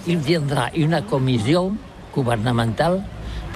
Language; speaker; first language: French; non-native, learner; Catalan